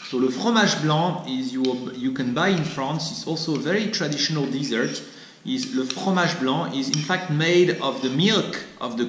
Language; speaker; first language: English; non-native, fluent; French